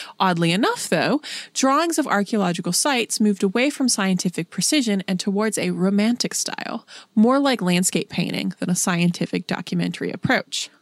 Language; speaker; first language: English; native; English